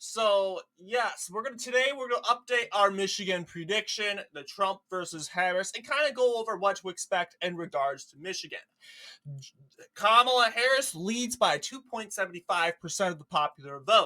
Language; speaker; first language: English; native; English